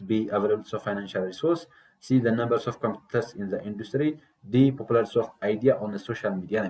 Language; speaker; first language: English; non-native, local second language; Amharic